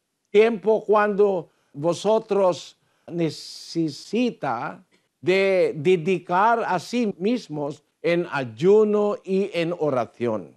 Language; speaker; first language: Spanish; non-native, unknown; Filipino